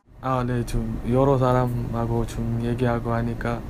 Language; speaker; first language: Korean; non-native, fluent; Uzbek